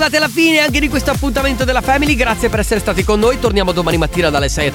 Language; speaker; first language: Italian; native; Italian